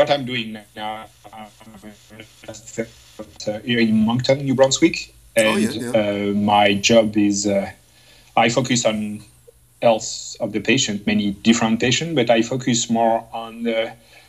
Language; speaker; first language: English; non-native, fluent; French